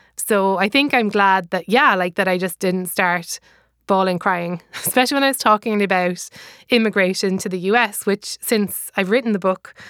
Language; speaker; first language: English; native; English